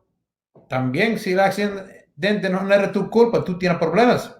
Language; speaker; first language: Spanish; non-native, learner; English